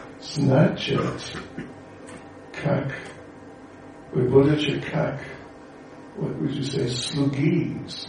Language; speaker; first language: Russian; non-native, learner; English